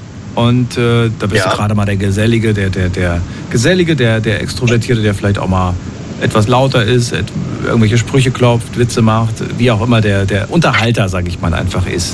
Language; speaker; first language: German; native; German